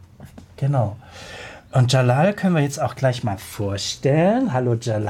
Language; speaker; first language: German; native; German